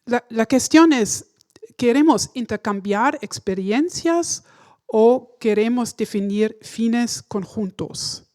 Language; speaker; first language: Spanish; non-native, learner; German